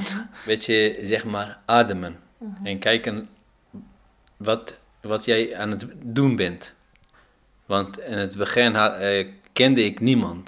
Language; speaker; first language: Dutch; non-native, fluent; Arabic